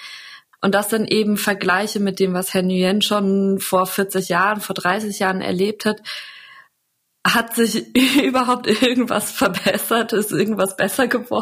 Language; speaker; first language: German; native; German